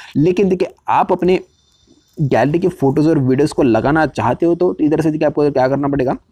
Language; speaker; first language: Hindi; native; Hindi